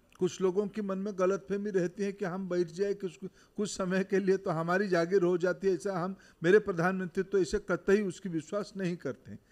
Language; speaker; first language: Hindi; non-native, local second language; Odia